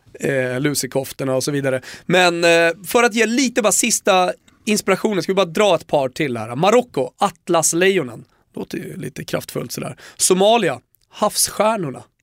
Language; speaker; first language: Swedish; native; Swedish